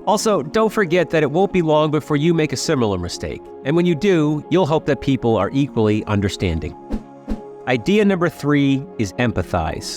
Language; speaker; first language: English; native; English